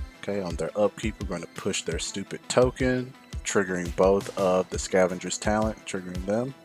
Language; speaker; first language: English; native; English